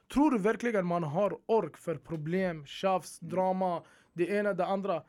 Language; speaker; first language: Swedish; early bilingual, other home language; Arabic